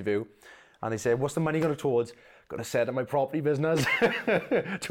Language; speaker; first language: English; native; English